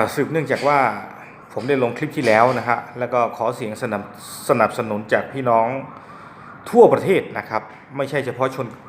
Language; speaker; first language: Thai; non-native, local second language; S'gaw Karen